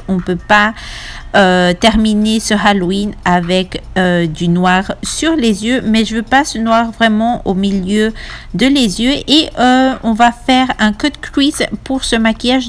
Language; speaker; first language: French; non-native, fluent; Spanish